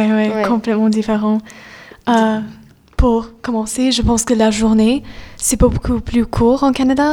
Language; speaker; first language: French; non-native, fluent; English